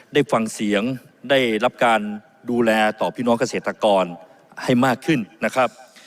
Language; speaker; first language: Thai; native; Thai